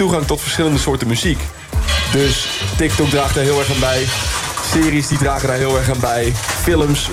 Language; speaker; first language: Dutch; native; Dutch